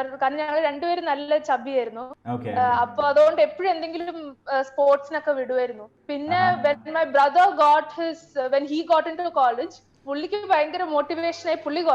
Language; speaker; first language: Malayalam; early bilingual, heritage; Malayalam